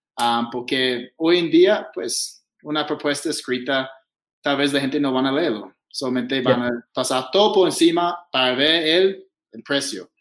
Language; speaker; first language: Spanish; non-native, fluent; English